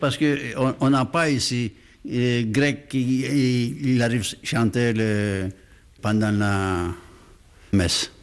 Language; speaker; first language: French; non-native, fluent; Greek